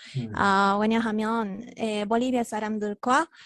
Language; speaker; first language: Korean; non-native, learner; Spanish